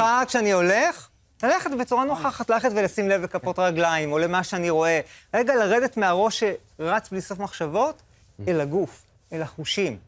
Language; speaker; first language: Hebrew; native; Hebrew